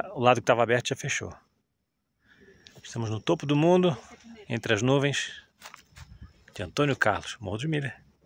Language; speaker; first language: Portuguese; native; Portuguese